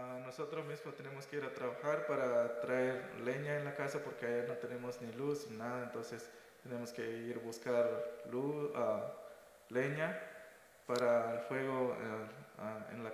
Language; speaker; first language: Spanish; non-native, local second language; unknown